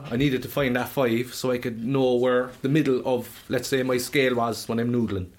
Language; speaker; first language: English; native; English